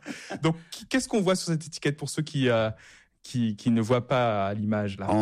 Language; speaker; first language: French; native; French